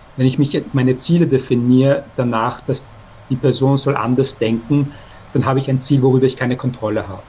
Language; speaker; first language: German; early bilingual, other home language; Persian